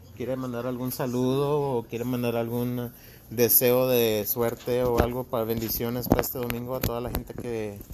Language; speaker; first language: Spanish; early bilingual, heritage; Spanish